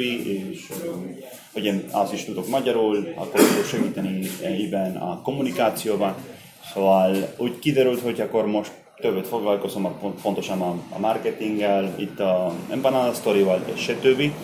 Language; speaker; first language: Hungarian; non-native, learner; Spanish